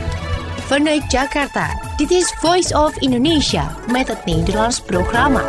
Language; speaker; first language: Dutch; non-native, fluent; Indonesian